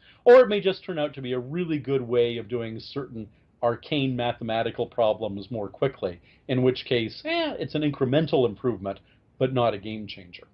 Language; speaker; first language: English; native; English